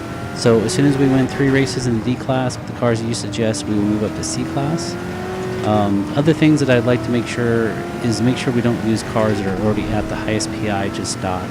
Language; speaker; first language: English; native; English